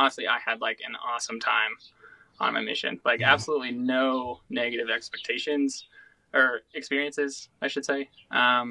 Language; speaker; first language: English; native; English